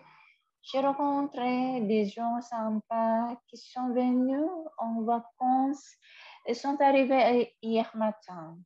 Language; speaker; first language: French; non-native, fluent; Indonesian